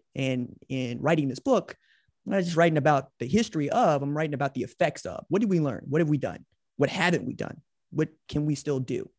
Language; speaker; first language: English; native; English